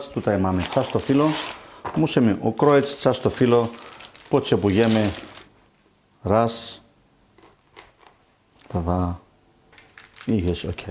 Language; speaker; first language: Polish; non-native, learner; Greek